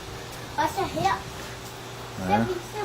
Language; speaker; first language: Danish; early bilingual, heritage; Danish